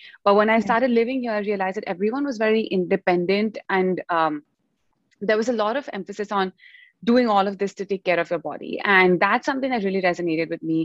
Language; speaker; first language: English; non-native, local second language; Hindi